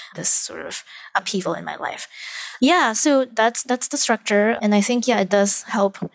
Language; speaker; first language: English; non-native, local second language; Chinese